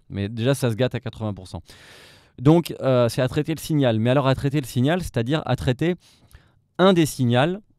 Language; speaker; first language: French; native; French